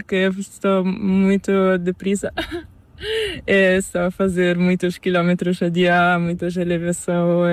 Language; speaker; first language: Spanish; non-native, learner; Italian